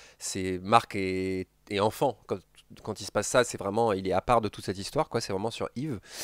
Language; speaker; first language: French; native; French